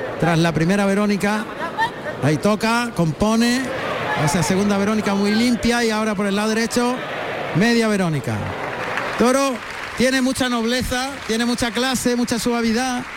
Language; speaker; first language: Spanish; native; Spanish